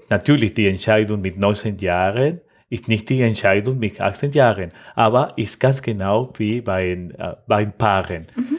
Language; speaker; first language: German; non-native, fluent; Spanish